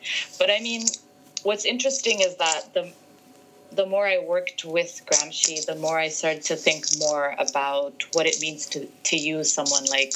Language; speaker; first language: English; non-native, local second language; Arabic